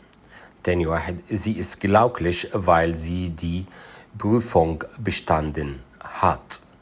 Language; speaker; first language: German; non-native, fluent; Arabic